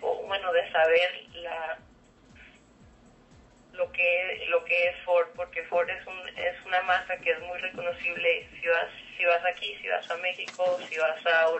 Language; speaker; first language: Spanish; early bilingual, heritage; Spanish